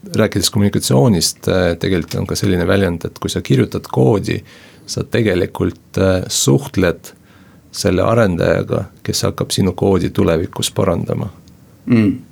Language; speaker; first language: Estonian; non-native, local second language; Russian